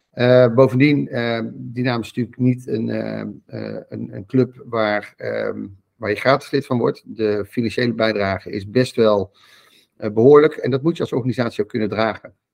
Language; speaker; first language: Dutch; native; Dutch